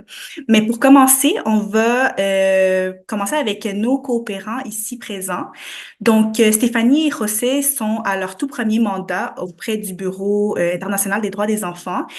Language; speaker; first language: French; native; French